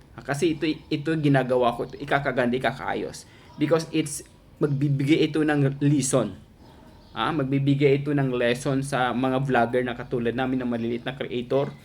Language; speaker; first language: Filipino; native; Filipino